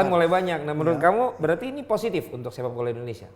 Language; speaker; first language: Indonesian; native; Indonesian